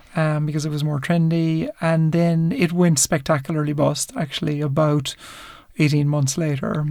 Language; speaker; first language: English; native; English